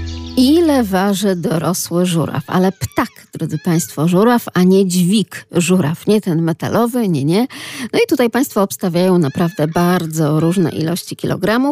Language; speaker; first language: Polish; native; Polish